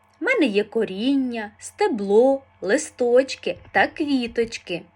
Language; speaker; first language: Ukrainian; native; Ukrainian